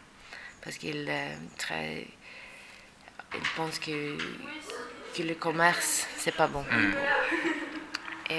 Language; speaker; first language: French; non-native, learner; Norwegian